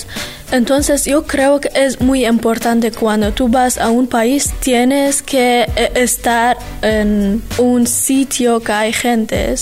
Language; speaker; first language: Spanish; non-native, learner; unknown